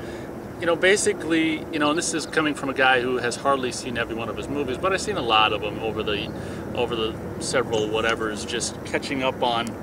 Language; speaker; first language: English; native; English